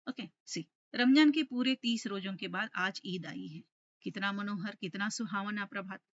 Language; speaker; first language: Hindi; non-native, local second language; Telugu